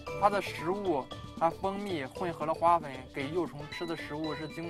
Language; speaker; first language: Chinese; native; Chinese